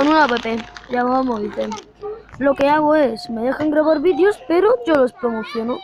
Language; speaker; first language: Spanish; native; Spanish